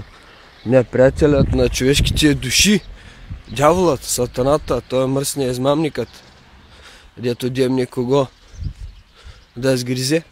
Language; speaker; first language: Bulgarian; native; Bulgarian